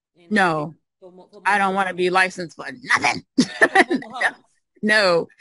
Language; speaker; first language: English; native; English